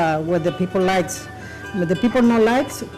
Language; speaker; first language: English; non-native, learner; Spanish